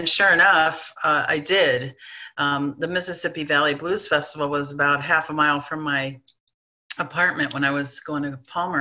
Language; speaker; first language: English; native; English